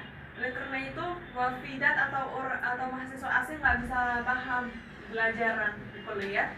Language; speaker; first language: Indonesian; non-native, fluent; Arabic